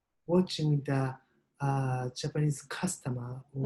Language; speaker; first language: English; non-native, learner; Japanese